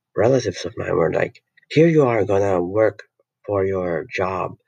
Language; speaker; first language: English; non-native, local second language; Filipino